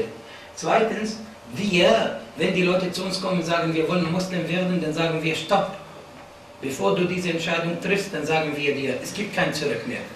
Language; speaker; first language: German; non-native, fluent; Arabic